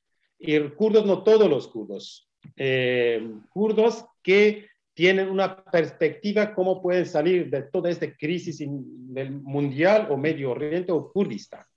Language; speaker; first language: Spanish; non-native, learner; Kurdish